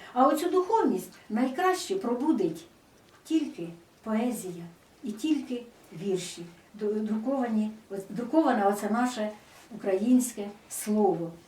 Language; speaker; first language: Ukrainian; native; Ukrainian